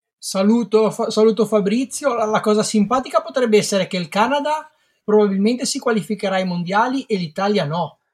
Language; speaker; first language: Italian; native; Italian